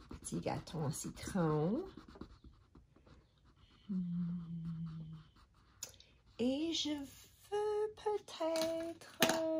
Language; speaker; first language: French; non-native, learner; English